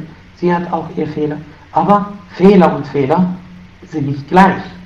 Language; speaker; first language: German; non-native, fluent; Arabic